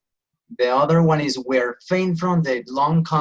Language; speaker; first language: English; non-native, learner; Spanish